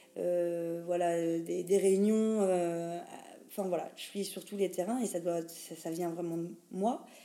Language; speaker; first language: French; native; French